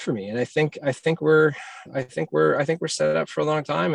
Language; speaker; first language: English; native; English